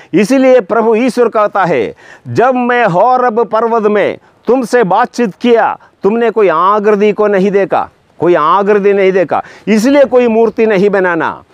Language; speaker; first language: Hindi; non-native, local second language; Malayalam